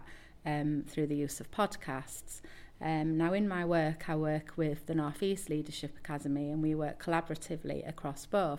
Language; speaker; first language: English; native; English